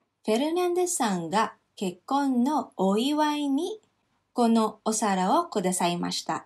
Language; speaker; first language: Japanese; non-native, fluent; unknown